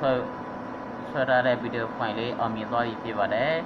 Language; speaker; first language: Burmese; native; Burmese